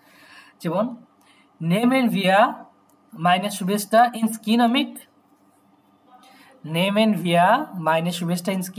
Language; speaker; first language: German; non-native, learner; Bangla